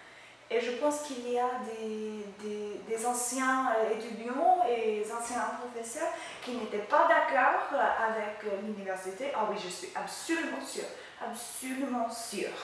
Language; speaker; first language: French; non-native, learner; English